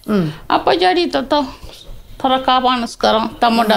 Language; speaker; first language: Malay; non-native, local second language; Tamil